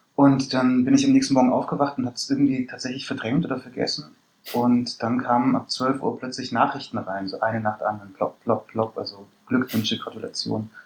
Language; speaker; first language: German; early bilingual, other home language; Persian